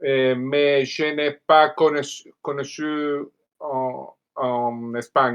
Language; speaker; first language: French; non-native, learner; Italian